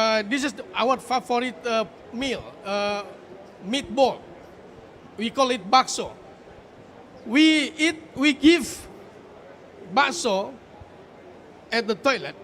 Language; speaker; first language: English; non-native, fluent; Indonesian